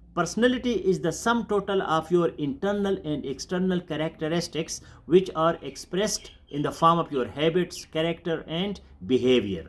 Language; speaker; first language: English; non-native, local second language; Urdu